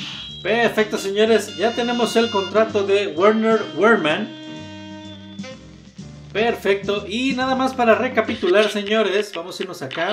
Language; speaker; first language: Spanish; native; Spanish